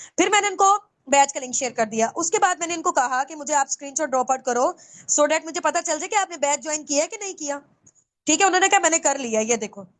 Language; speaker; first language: Urdu; non-native, local second language; Punjabi